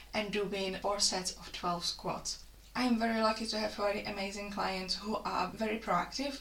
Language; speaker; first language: English; non-native, fluent; Czech